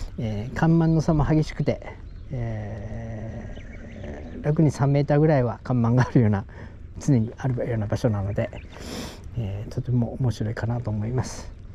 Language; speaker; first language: Japanese; native; Japanese